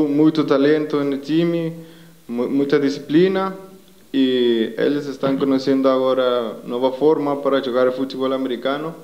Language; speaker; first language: Portuguese; non-native, learner; Spanish